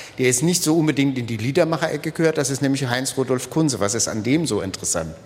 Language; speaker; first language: German; native; German